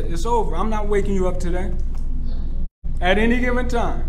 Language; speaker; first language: English; native; English